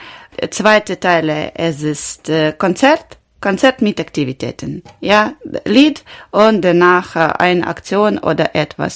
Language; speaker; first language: German; non-native, learner; Ukrainian